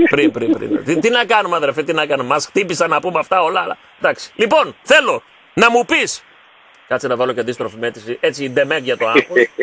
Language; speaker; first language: Greek; early bilingual, heritage; Greek